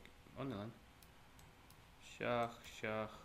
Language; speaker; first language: Turkish; non-native, fluent; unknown